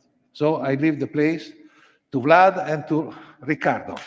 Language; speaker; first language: English; non-native, learner; Italian